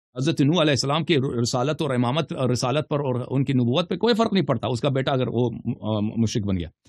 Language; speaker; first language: Urdu; non-native, fluent; Persian